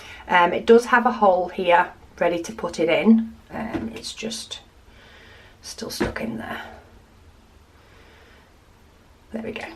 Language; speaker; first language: English; native; English